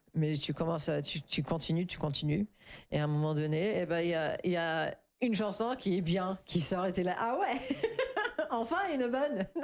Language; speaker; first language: French; non-native, fluent; English